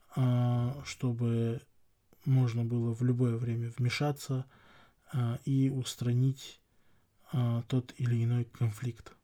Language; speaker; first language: Russian; non-native, local second language; Chechen